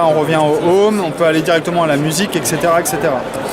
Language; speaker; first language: French; native; French